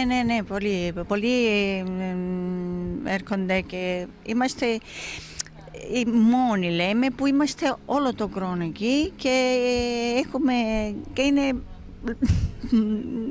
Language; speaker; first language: Greek; non-native, fluent; Italian